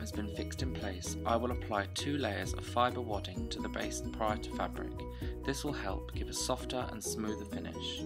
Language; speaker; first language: English; native; English